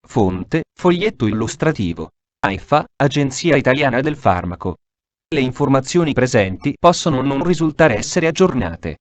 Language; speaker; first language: Italian; native; Italian